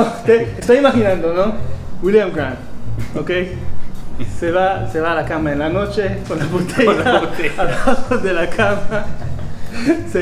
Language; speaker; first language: Spanish; non-native, fluent; Hebrew